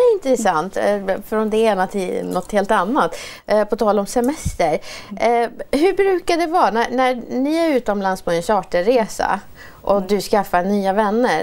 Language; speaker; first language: Swedish; native; Swedish